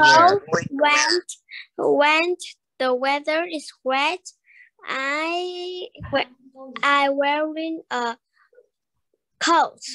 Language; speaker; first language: English; non-native, learner; Vietnamese